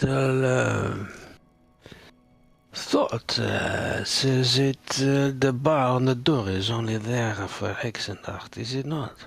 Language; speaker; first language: English; non-native, fluent; French